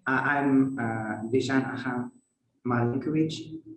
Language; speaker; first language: English; non-native, fluent; Kazakh